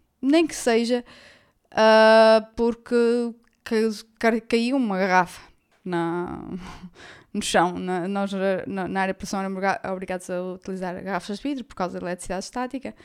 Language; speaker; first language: Portuguese; native; Portuguese